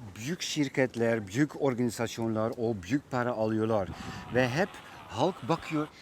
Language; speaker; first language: Turkish; non-native, fluent; Dutch